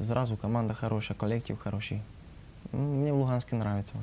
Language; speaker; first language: Russian; non-native, learner; Slovak